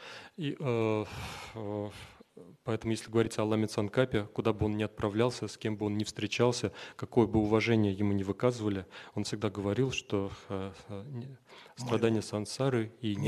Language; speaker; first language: Russian; native; Russian